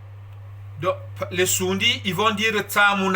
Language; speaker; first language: French; non-native, local second language; Kongo